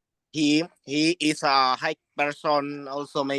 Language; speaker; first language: English; non-native, learner; Indonesian